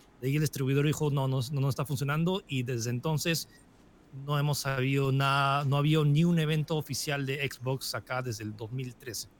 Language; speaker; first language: Spanish; early bilingual, other home language; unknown